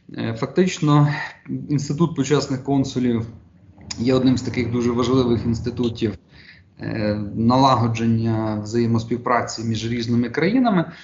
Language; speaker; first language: Ukrainian; native; Ukrainian